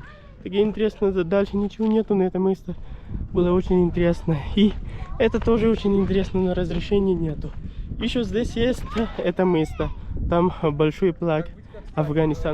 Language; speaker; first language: Russian; non-native, learner; Pashto